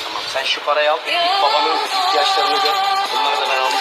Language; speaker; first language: Turkish; native; Turkish